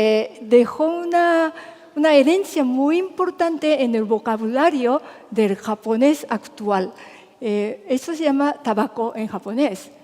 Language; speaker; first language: Spanish; non-native, fluent; Japanese